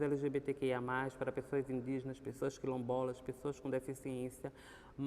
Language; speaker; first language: Portuguese; native; Portuguese